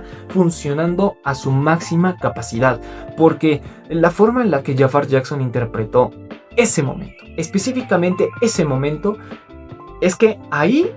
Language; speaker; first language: Spanish; native; Spanish